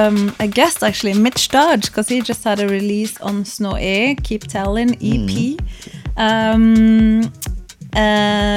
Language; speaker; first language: English; non-native, fluent; Norwegian